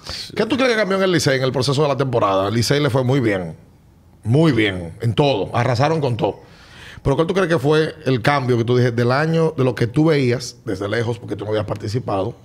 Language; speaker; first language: Spanish; native; Spanish